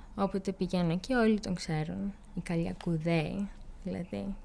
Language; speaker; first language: Greek; early bilingual, heritage; Greek